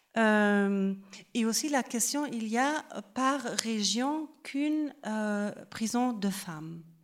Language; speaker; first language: French; non-native, fluent; German